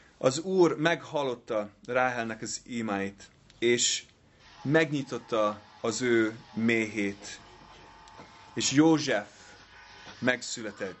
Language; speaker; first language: Hungarian; non-native, fluent; English